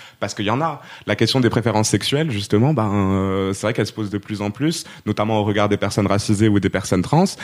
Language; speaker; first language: French; non-native, local second language; Arabic